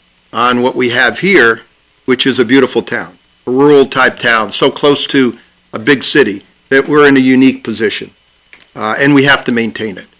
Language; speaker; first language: English; native; English